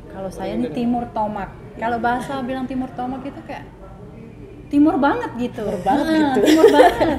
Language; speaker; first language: Indonesian; native; Indonesian